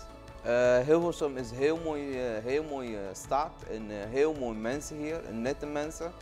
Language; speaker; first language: Dutch; non-native, learner; Arabic